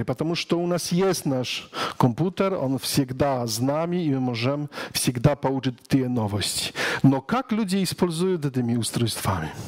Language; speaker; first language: Russian; non-native, learner; Polish